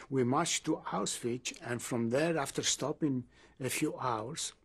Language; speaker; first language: English; non-native, fluent; Greek